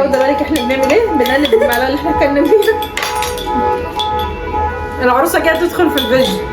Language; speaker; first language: Arabic; native; Arabic